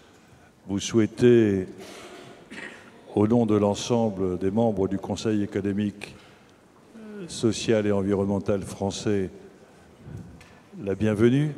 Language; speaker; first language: French; native; French